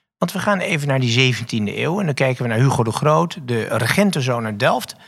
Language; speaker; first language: Dutch; native; Dutch